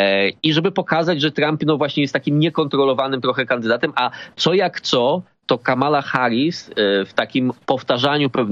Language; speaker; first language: Polish; native; Polish